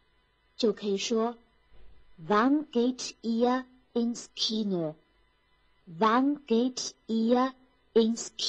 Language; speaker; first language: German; non-native, fluent; Chinese